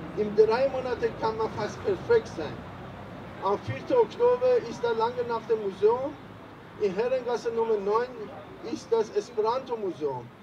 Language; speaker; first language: German; non-native, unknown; Persian